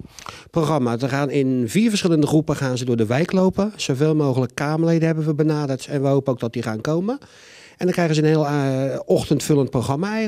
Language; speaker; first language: Dutch; native; Dutch